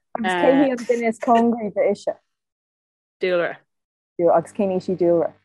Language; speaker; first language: Irish; non-native, local second language; English